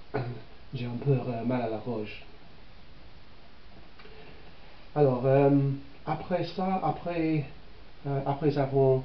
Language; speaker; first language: French; non-native, learner; English